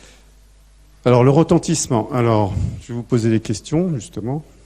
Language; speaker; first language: French; native; French